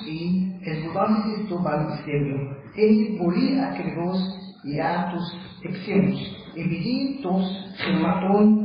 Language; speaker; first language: Greek; non-native, learner; Arabic